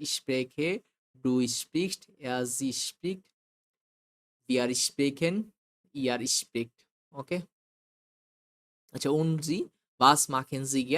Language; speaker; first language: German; non-native, fluent; Bangla